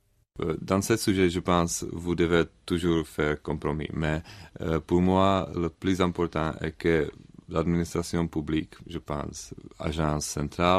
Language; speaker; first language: French; non-native, learner; Czech